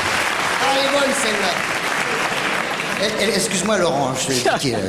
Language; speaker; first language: French; native; French